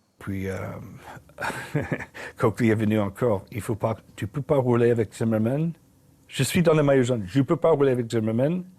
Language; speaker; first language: French; non-native, learner; English